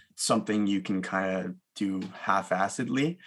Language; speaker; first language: English; native; English